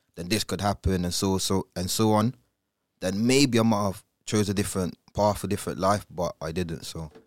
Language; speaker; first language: English; early bilingual, other home language; Italian